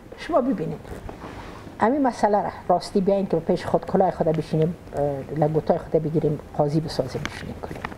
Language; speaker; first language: Persian; native; Persian